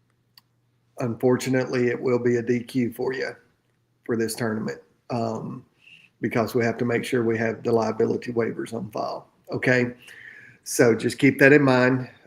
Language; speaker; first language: English; native; English